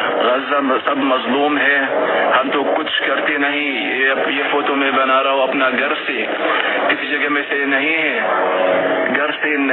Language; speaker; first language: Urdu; non-native, fluent; Arabic